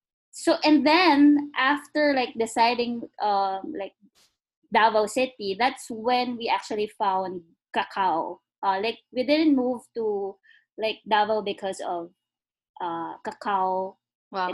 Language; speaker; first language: English; non-native, local second language; Filipino